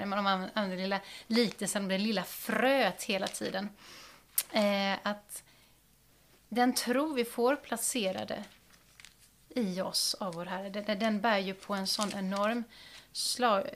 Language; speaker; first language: Swedish; native; Swedish